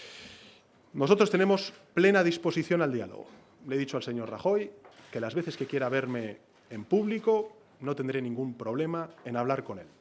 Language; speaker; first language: Spanish; native; Spanish